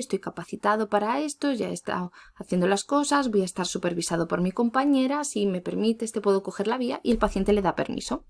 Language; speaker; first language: Spanish; native; Spanish